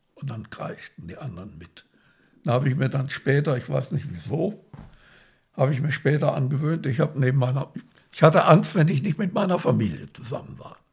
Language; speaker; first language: German; native; German